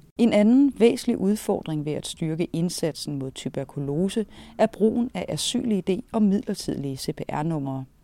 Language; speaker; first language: Danish; native; Danish